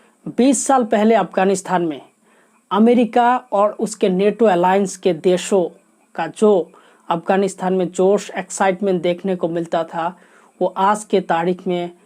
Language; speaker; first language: Hindi; non-native, local second language; Assamese